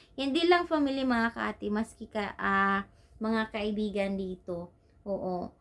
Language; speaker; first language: Filipino; non-native, local second language; Cebuano